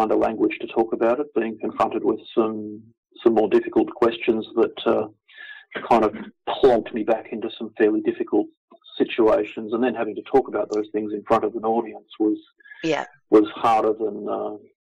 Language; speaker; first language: English; native; English